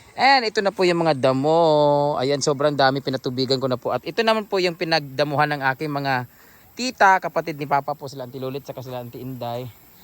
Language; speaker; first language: Filipino; non-native, local second language; Cebuano